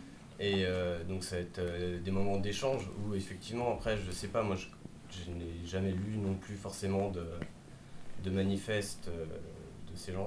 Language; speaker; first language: French; native; French